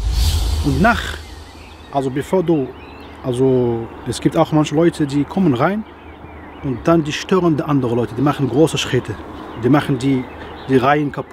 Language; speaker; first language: German; non-native, fluent; Arabic